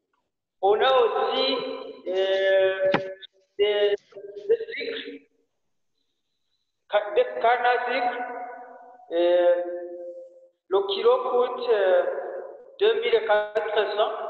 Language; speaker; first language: French; non-native, learner; Rundi